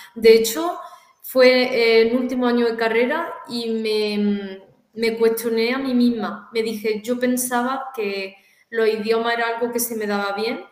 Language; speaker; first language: Spanish; native; Spanish